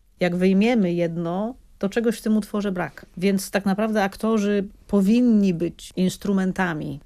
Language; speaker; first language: Polish; native; Polish